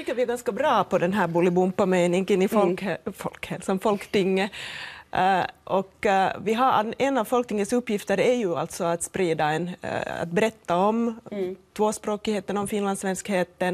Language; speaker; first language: Swedish; native; Swedish